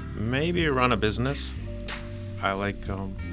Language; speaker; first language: English; early bilingual, other home language; Filipino